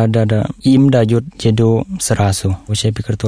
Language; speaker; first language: Russian; non-native, learner; Thai